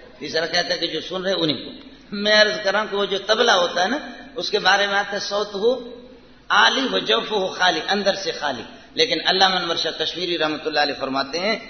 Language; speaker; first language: Urdu; non-native, local second language; Brahui